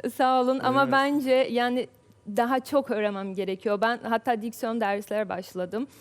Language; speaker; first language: Turkish; non-native, fluent; Portuguese